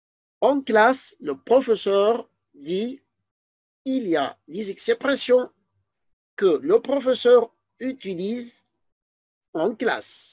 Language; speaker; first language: French; non-native, fluent; Arabic